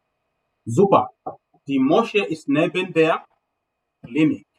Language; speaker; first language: German; non-native, fluent; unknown